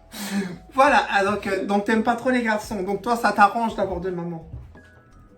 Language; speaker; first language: French; native; French